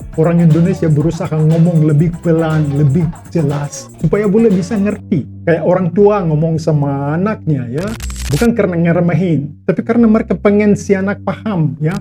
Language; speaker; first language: Indonesian; non-native, fluent; Russian